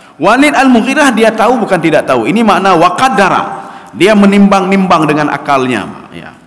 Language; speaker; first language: Malay; non-native, local second language; Achinese